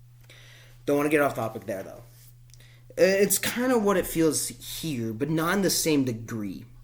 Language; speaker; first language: English; native; English